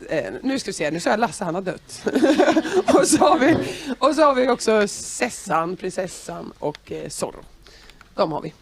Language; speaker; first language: Swedish; native; Swedish